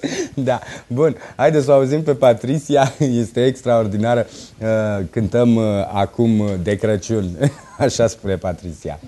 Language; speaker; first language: Romanian; native; Romanian